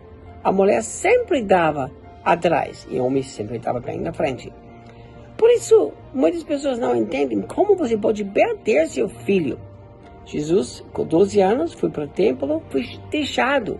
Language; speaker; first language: Portuguese; non-native, fluent; German